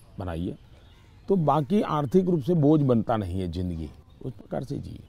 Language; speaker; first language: Hindi; non-native, local second language; Gujarati